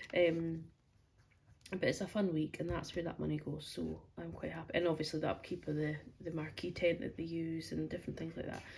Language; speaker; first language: English; native; English